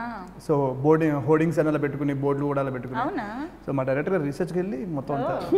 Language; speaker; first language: Telugu; native; Telugu